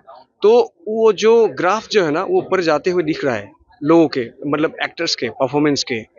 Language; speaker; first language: Hindi; non-native, local second language; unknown